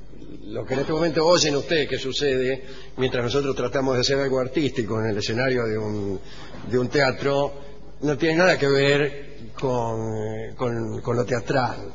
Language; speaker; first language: Spanish; native; Spanish